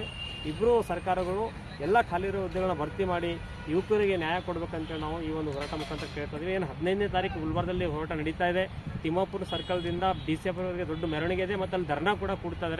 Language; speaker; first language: Kannada; native; Kannada